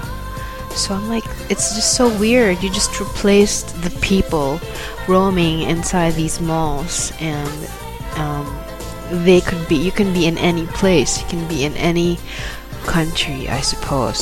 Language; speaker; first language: English; non-native, local second language; Filipino